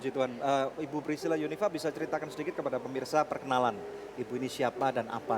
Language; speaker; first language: Indonesian; native; Indonesian